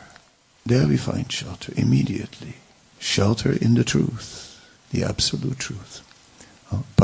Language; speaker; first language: English; non-native, local second language; Dutch